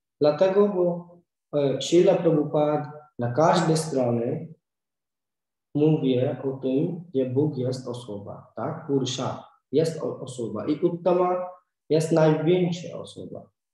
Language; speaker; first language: Polish; non-native, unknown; Hindi